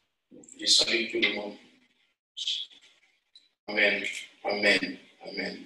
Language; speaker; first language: French; non-native, learner; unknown